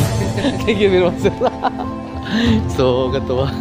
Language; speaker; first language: English; non-native, learner; Filipino